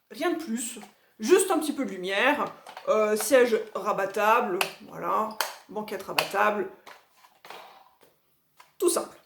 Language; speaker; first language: French; native; French